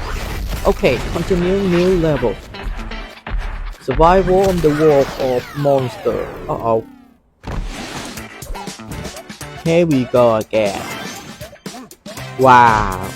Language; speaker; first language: English; non-native, learner; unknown